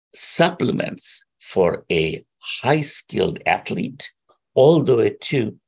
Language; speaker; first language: English; non-native, local second language; Bangla